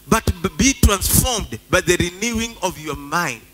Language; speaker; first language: English; non-native, local second language; Swahili